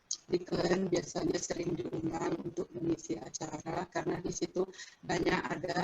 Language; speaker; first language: Indonesian; non-native, local second language; Balinese